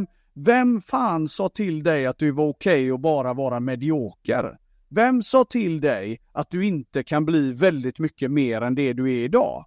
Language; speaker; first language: Swedish; native; Swedish